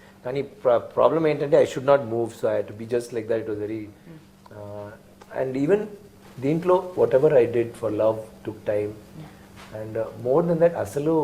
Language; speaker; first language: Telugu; non-native, learner; Tamil